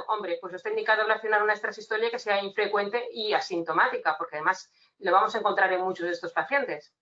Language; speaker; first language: Spanish; native; Spanish